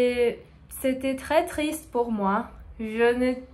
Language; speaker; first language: French; non-native, learner; Portuguese